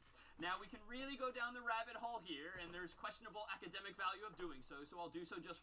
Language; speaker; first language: English; native; English